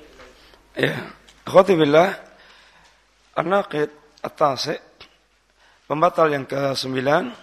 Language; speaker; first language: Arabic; non-native, fluent; Indonesian